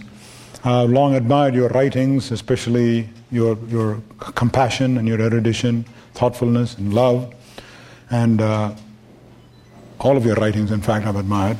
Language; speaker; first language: English; non-native, local second language; Tamil